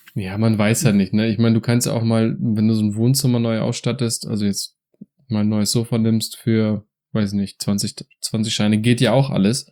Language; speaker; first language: German; native; German